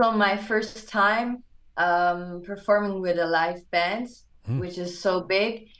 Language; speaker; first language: English; non-native, fluent; German